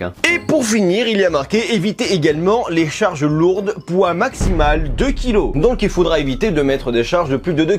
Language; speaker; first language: French; native; French